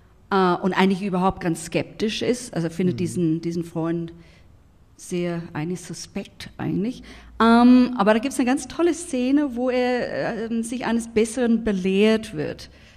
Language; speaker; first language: German; non-native, fluent; English